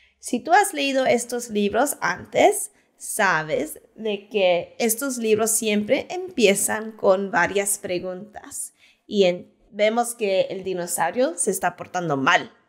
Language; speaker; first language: Spanish; early bilingual, heritage; Spanish